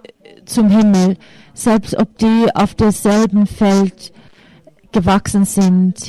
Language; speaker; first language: German; non-native, fluent; Finnish